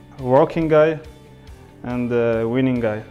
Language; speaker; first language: English; non-native, learner; French